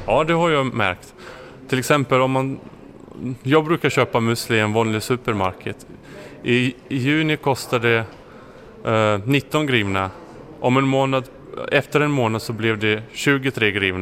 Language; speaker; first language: Swedish; non-native, fluent; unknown